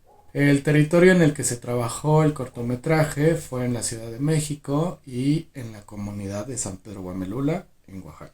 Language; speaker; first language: Spanish; native; Spanish